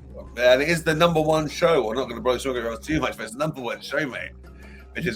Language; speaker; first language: English; native; English